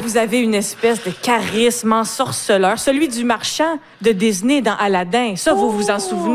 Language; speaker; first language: French; native; French